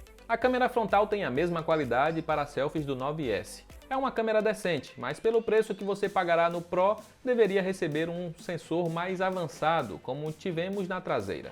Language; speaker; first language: Portuguese; native; Portuguese